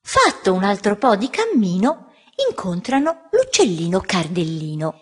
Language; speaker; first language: Italian; native; Italian